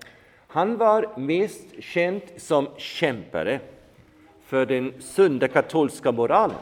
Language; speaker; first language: Swedish; non-native, fluent; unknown